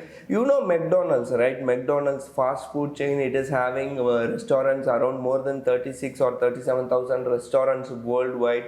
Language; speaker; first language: English; non-native, local second language; Tamil